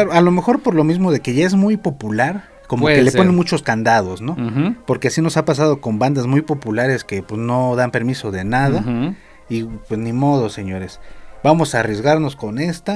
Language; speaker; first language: Spanish; native; Spanish